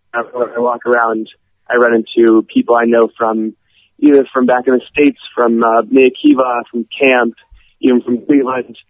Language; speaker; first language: English; native; English